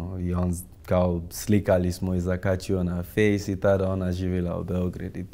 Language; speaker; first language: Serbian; non-native, fluent; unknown